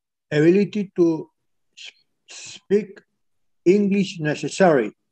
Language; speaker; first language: English; non-native, learner; Spanish